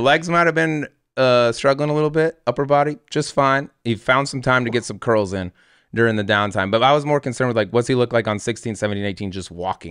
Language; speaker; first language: English; native; English